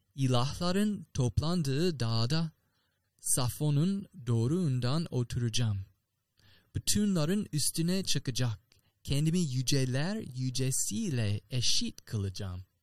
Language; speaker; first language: Turkish; non-native, learner; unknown